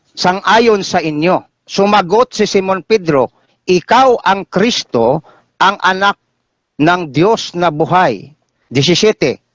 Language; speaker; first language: Filipino; non-native, local second language; Cebuano